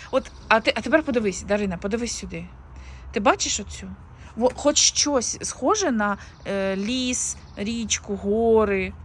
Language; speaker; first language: Ukrainian; native; Ukrainian